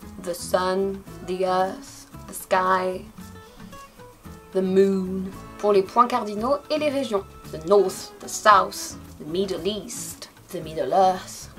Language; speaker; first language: English; non-native, fluent; French